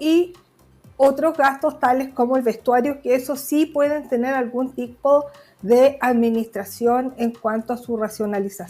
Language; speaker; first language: Spanish; native; Spanish